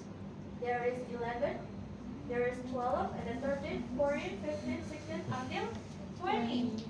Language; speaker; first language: English; non-native, fluent; Indonesian